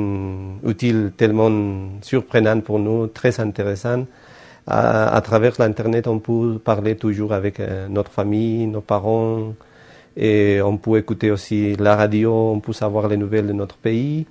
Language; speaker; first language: French; non-native, fluent; Spanish